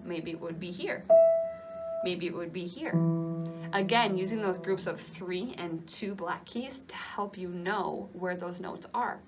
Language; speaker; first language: English; native; English